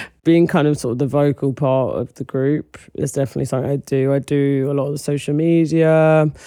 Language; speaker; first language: English; native; English